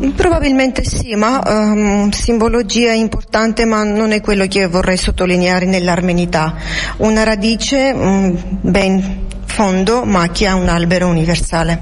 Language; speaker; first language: Italian; non-native, fluent; Armenian